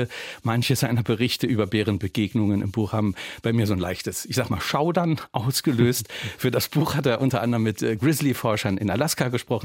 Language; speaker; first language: German; native; German